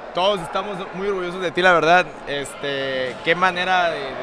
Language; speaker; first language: Spanish; native; Spanish